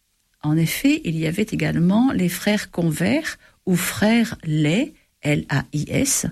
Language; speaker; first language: French; native; French